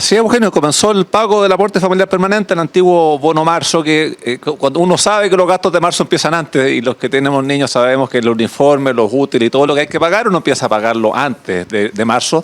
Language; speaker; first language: Spanish; native; Spanish